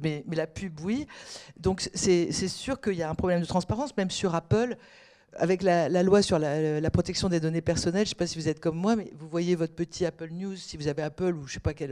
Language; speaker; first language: French; native; French